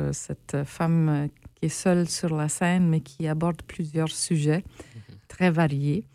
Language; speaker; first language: French; native; French